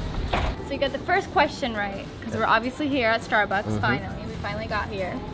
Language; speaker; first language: English; native; English